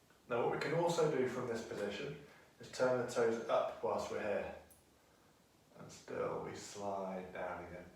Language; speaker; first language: English; native; English